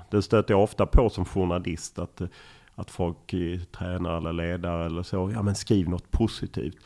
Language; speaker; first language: Swedish; native; Swedish